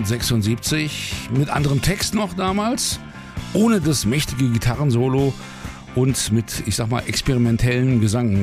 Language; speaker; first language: German; native; German